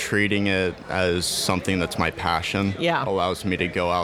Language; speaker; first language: English; native; English